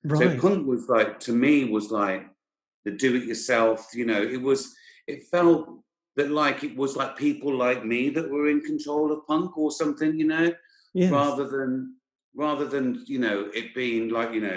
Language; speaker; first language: English; native; English